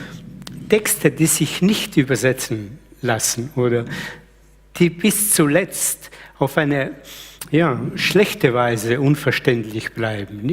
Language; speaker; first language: German; early bilingual, other home language; Slovenian